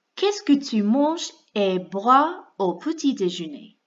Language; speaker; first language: French; non-native, fluent; English